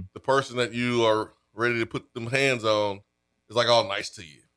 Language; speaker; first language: English; native; English